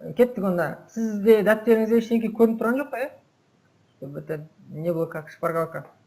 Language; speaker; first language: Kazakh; native; Kazakh